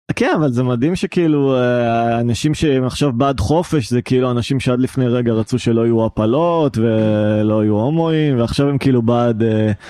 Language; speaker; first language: Hebrew; early bilingual, other home language; Arabic